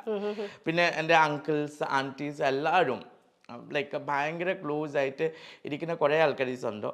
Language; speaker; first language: Malayalam; non-native, learner; Assamese